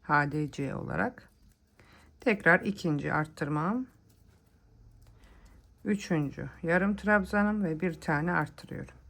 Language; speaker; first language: Turkish; native; Turkish